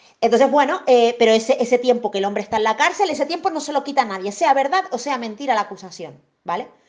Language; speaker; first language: Spanish; native; Spanish